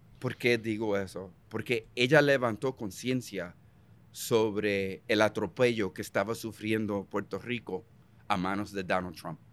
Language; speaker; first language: Spanish; early bilingual, heritage; Spanish